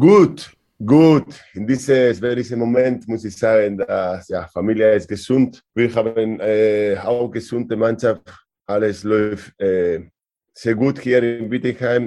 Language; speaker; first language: German; non-native, learner; Spanish